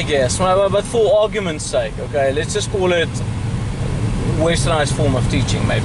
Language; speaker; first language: English; native; English